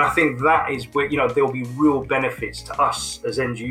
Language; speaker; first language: English; native; English